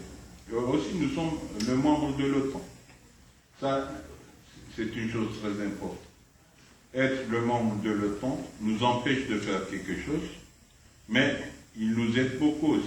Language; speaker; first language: French; non-native, fluent; Turkish